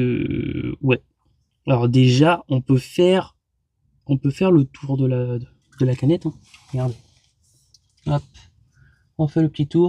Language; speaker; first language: French; native; French